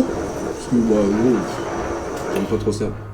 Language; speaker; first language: French; native; French